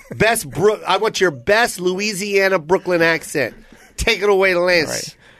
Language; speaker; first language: English; native; English